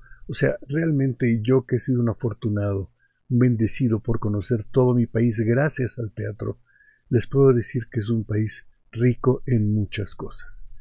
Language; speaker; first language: Spanish; native; Spanish